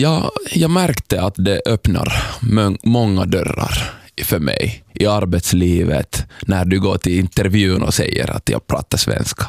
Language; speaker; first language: Swedish; non-native, local second language; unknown